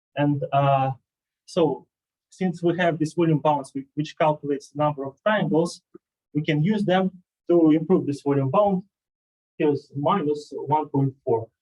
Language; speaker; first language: English; non-native, fluent; Russian